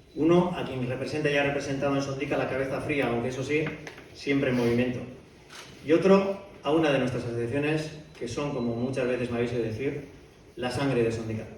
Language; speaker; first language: Spanish; native; Spanish